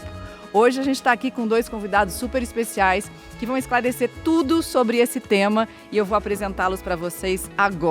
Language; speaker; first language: Portuguese; native; Portuguese